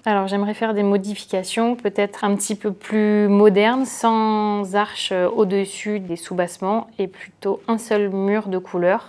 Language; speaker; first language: French; native; French